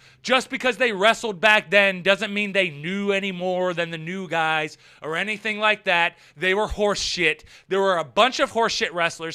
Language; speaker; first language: English; native; English